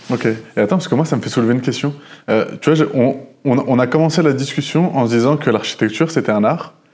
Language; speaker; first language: French; native; French